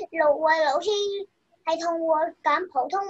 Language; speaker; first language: Chinese; early bilingual, other home language; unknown